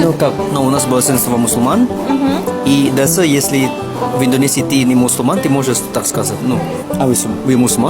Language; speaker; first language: Russian; non-native, learner; Indonesian